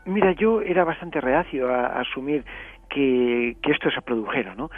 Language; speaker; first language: Spanish; native; Spanish